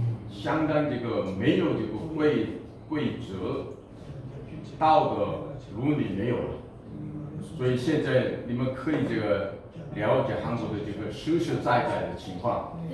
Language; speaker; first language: Chinese; non-native, fluent; Korean